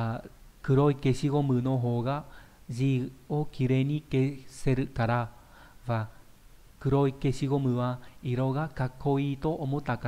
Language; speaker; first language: Japanese; non-native, fluent; Vietnamese